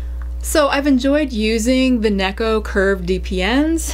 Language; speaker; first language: English; native; English